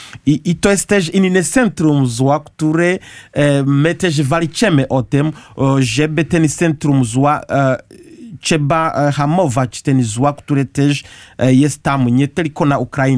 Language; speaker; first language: Polish; non-native, learner; Kinyarwanda